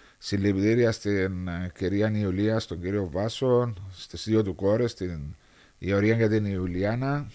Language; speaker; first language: Greek; native; Greek